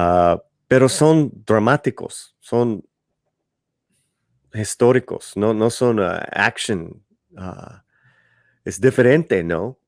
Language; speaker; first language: Spanish; early bilingual, heritage; English